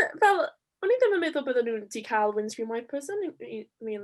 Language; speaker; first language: Welsh; non-native, local second language; English